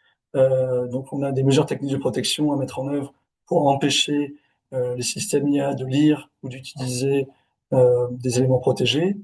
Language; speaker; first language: French; native; French